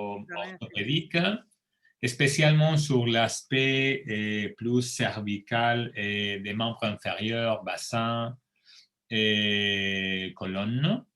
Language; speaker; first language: French; non-native, fluent; Spanish